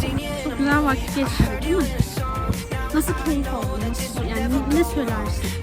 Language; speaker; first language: Turkish; non-native, learner; Kazakh